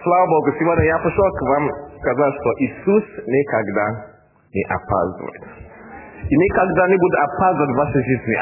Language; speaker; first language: Russian; non-native, learner; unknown